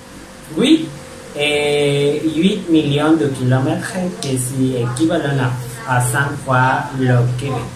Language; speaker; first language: French; non-native, learner; Spanish